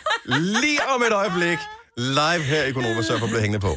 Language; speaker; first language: Danish; native; Danish